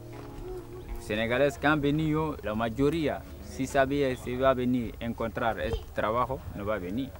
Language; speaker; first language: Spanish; non-native, learner; Wolof